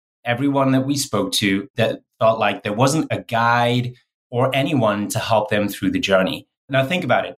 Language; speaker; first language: English; native; English